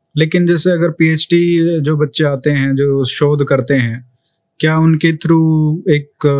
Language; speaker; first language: Hindi; native; Hindi